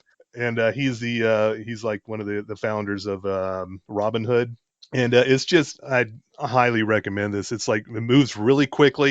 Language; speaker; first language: English; native; English